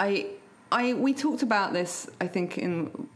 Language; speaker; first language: English; native; English